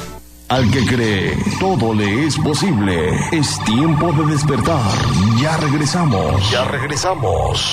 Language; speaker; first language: Spanish; native; Spanish